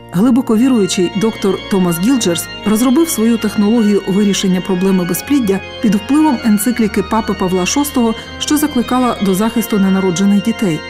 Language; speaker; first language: Ukrainian; native; Ukrainian